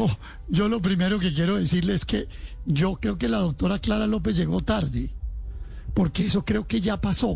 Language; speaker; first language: Spanish; native; Spanish